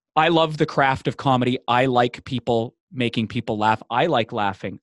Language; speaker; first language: English; native; English